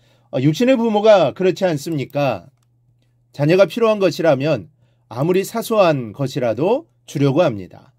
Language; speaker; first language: Korean; native; Korean